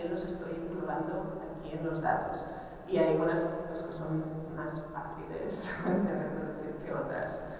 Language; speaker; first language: Spanish; non-native, local second language; Catalan